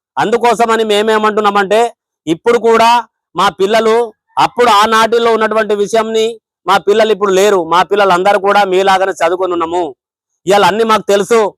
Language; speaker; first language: Telugu; non-native, local second language; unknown